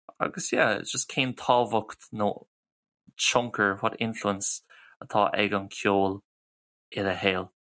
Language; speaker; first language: Irish; non-native, local second language; English